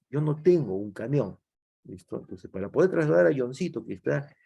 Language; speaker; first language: Spanish; native; Spanish